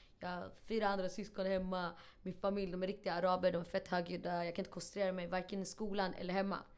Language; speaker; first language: Swedish; early bilingual, other home language; Arabic